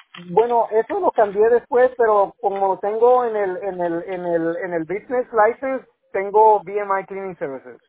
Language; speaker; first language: Spanish; native; Spanish